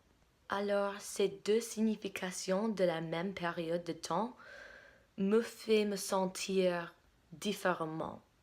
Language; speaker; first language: French; non-native, fluent; English